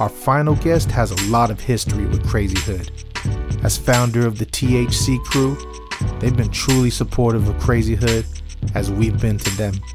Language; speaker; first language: English; early bilingual, other home language; Spanish